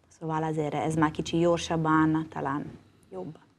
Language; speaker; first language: Hungarian; non-native, learner; Italian